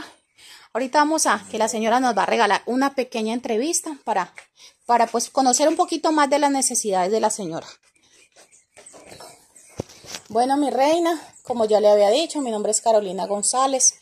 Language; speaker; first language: Spanish; native; Spanish